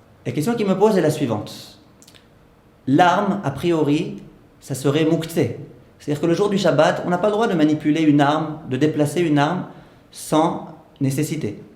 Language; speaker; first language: French; native; French